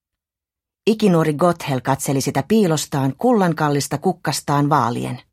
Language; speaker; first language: Finnish; native; Finnish